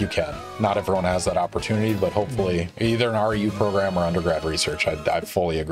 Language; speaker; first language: English; native; English